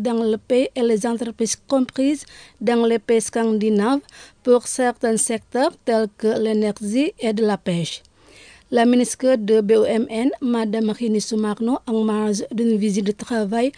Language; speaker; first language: French; non-native, fluent; Indonesian